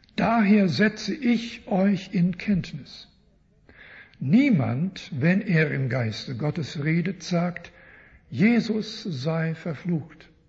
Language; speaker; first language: German; early bilingual, heritage; German